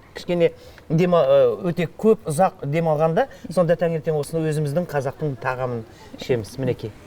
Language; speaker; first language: Kazakh; native; Kazakh